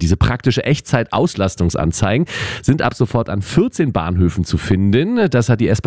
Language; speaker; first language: German; native; German